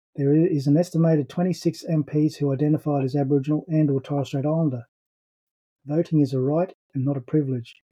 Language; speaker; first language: English; native; English